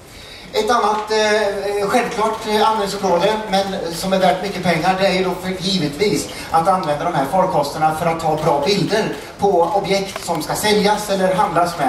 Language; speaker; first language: Swedish; native; Swedish